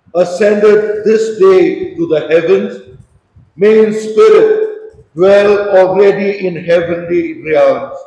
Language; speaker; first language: English; non-native, local second language; Konkani